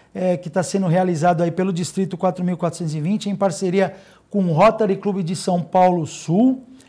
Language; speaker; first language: Portuguese; native; Portuguese